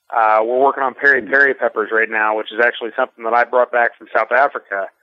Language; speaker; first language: English; native; English